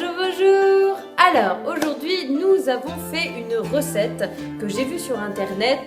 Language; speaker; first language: French; native; French